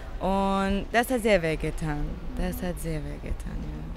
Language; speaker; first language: German; non-native, fluent; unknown